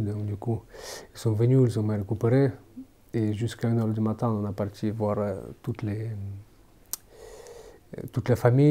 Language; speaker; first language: French; non-native, fluent; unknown